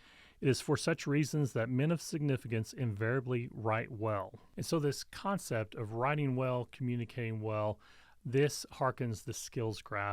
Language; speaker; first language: English; native; English